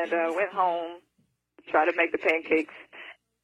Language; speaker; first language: English; native; English